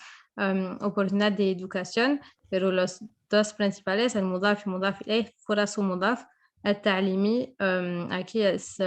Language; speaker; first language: Spanish; non-native, fluent; French